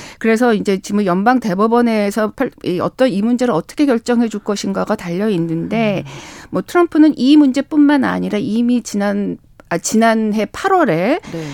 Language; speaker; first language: Korean; native; Korean